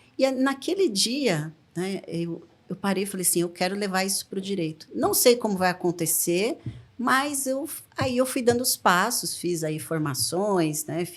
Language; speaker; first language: Portuguese; native; Portuguese